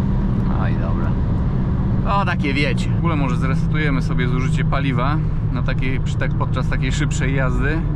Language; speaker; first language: Polish; native; Polish